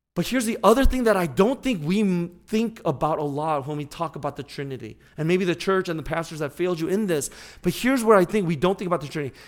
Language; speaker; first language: English; native; English